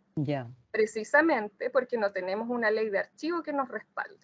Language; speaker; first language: Spanish; native; Spanish